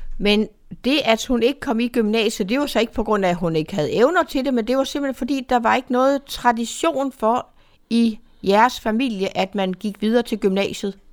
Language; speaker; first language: Danish; native; Danish